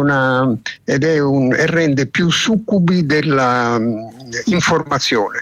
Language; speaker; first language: Italian; native; Italian